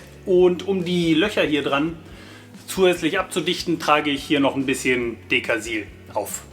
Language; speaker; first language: German; native; German